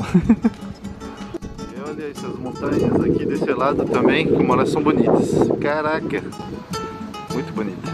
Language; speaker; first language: Portuguese; non-native, fluent; French